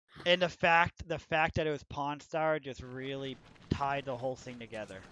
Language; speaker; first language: English; native; English